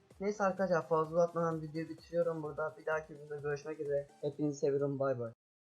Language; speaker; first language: Turkish; native; Turkish